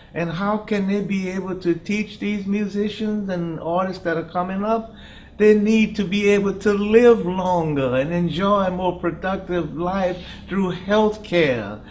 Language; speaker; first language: English; native; English